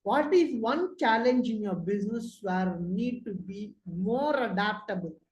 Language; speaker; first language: English; non-native, local second language; Tamil